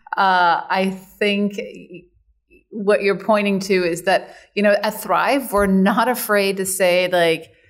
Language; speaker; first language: English; native; English